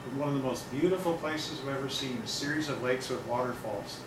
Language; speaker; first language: English; native; English